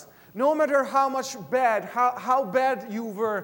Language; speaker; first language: English; non-native, fluent; Hungarian